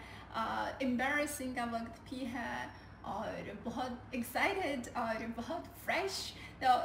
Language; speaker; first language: Hindi; non-native, learner; Chinese